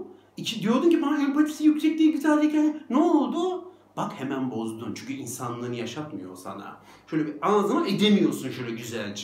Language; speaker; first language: Turkish; native; Turkish